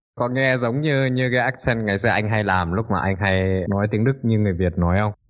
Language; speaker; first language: Vietnamese; native; Vietnamese